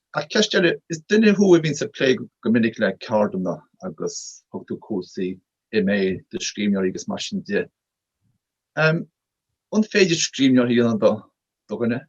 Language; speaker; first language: Irish; native; Irish